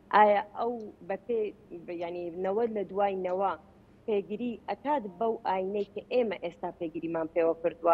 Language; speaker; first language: Central Kurdish; non-native, local second language; Kurdish